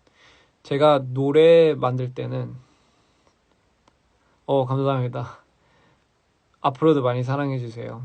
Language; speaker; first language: Korean; early bilingual, heritage; English